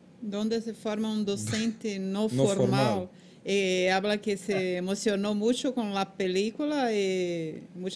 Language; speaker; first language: Spanish; non-native, learner; Portuguese